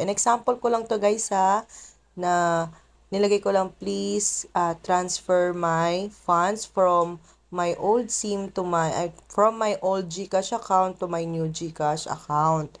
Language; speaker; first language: Filipino; native; Filipino